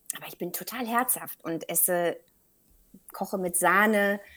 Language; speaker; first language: German; native; German